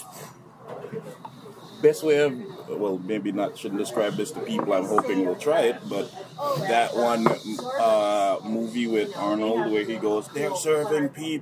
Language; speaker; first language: English; non-native, local second language; Jamaican Creole English